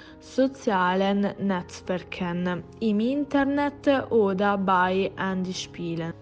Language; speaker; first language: German; non-native, learner; Italian